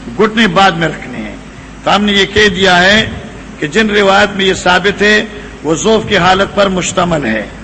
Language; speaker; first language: Urdu; non-native, local second language; Northern Hindko